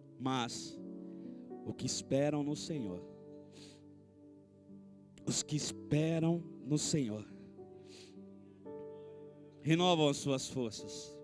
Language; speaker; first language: Portuguese; native; Portuguese